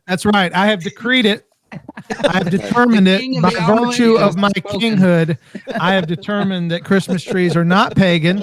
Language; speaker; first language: English; native; English